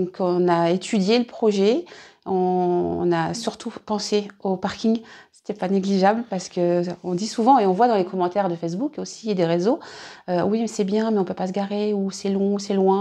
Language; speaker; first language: French; native; French